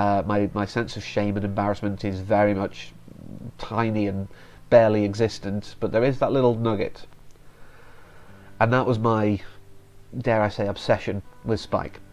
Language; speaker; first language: English; native; English